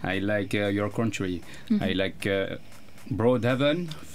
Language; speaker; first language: English; non-native, learner; French